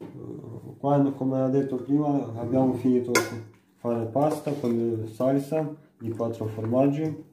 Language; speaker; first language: Italian; non-native, learner; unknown